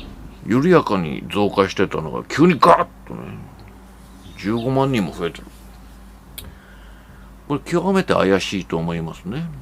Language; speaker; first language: Japanese; native; Japanese